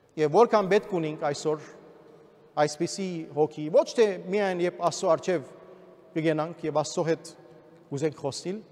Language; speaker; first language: Armenian; early bilingual, heritage; Armenian